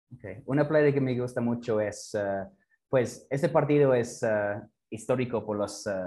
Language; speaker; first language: Spanish; non-native, fluent; English